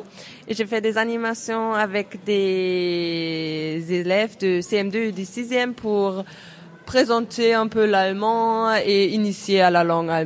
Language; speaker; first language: French; non-native, fluent; German